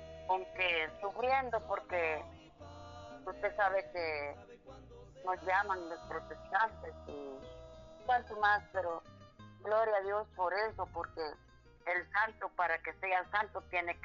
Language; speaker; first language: Spanish; native; Spanish